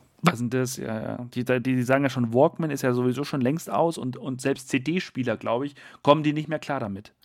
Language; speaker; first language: German; native; German